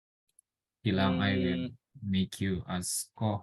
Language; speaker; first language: English; non-native, learner; Indonesian